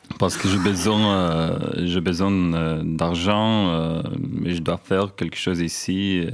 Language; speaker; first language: French; non-native, learner; Romanian